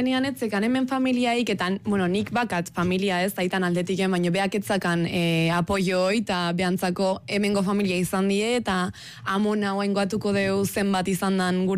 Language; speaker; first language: Basque; native; Basque